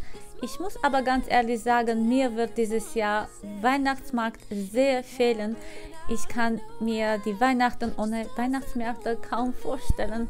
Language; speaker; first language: German; non-native, fluent; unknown